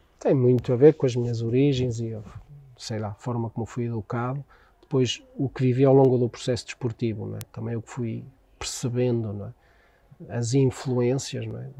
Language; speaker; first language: Portuguese; native; Portuguese